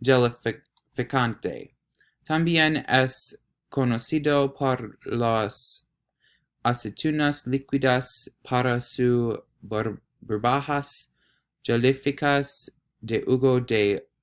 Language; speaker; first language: Spanish; non-native, learner; English